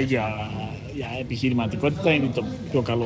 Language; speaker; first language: Greek; early bilingual, heritage; English